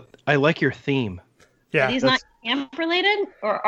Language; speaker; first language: English; native; English